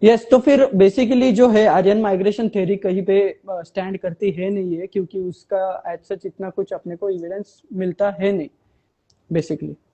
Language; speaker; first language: Hindi; non-native, local second language; Marathi